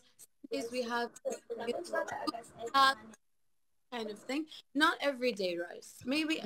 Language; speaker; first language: English; non-native, fluent; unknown